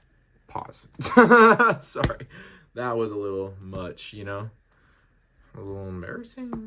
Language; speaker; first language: English; native; English